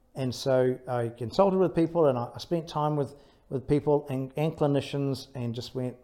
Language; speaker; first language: English; native; English